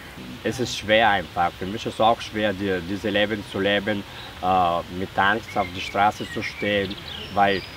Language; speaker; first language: German; non-native, learner; Bulgarian